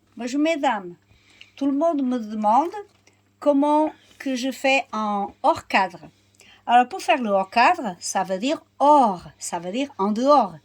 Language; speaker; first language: French; non-native, fluent; Portuguese